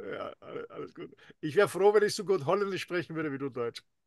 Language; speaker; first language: German; native; German